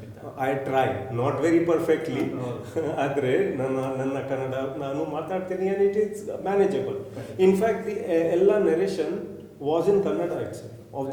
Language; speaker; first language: Kannada; non-native, learner; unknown